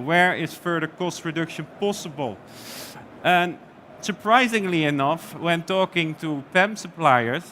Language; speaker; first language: English; non-native, fluent; Dutch